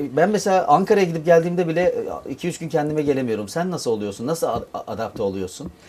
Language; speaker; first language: Turkish; native; Turkish